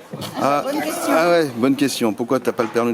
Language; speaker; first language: French; native; French